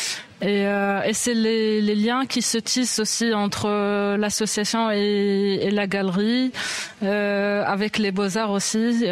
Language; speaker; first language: French; non-native, local second language; Arabic